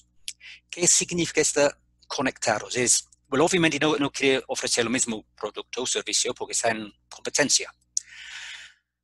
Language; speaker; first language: Spanish; non-native, fluent; English